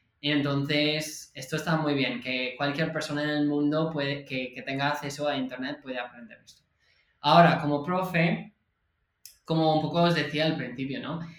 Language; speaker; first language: Spanish; non-native, fluent; English